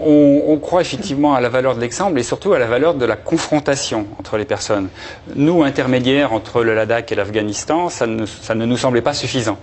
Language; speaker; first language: French; native; French